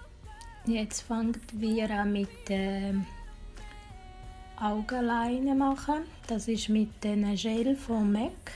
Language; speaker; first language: German; non-native, learner; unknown